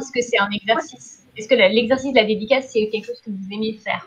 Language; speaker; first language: French; native; French